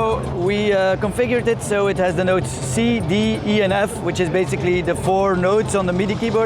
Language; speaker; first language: English; non-native, fluent; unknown